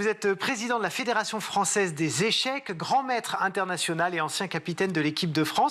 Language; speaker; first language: French; native; French